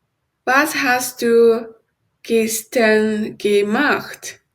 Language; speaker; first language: German; non-native, learner; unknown